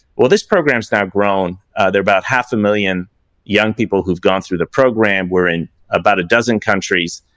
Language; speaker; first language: English; early bilingual, other home language; Persian